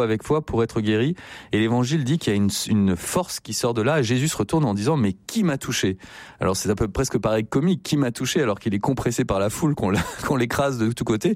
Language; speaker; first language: French; native; French